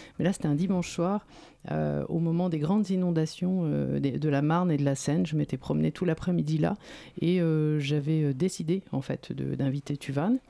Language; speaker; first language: French; native; French